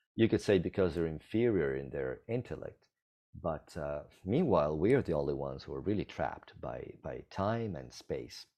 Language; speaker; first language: English; non-native, fluent; Italian